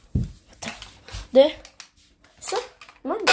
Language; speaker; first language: French; native; French